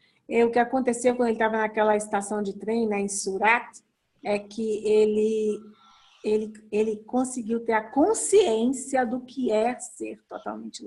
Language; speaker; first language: Portuguese; native; Portuguese